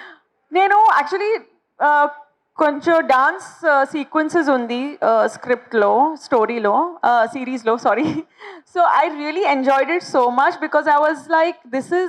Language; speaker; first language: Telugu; non-native, fluent; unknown